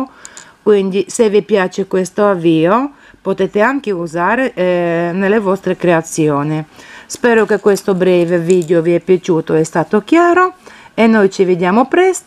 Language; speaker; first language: Italian; non-native, fluent; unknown